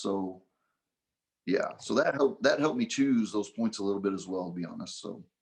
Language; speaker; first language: English; native; English